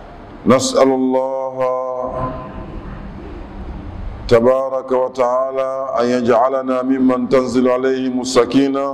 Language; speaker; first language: Arabic; non-native, fluent; Swahili